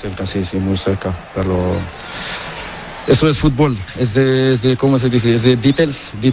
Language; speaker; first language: Spanish; non-native, learner; Portuguese